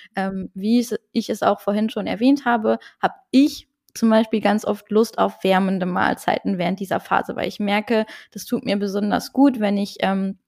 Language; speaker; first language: German; non-native, local second language; Luxembourgish